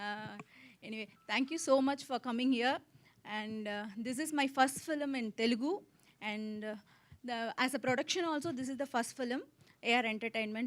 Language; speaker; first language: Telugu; non-native, learner; Tamil